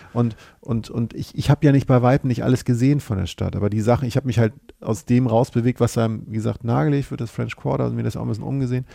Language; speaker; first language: German; native; German